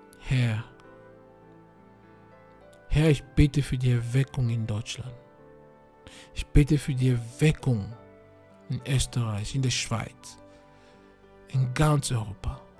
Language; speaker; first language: German; non-native, fluent; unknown